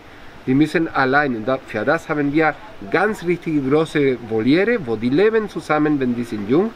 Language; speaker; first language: German; non-native, fluent; Spanish